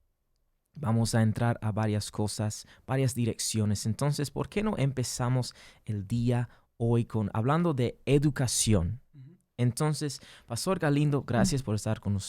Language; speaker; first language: Spanish; early bilingual, heritage; English